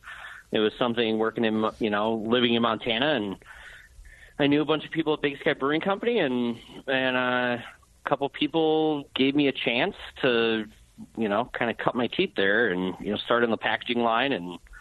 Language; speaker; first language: English; native; English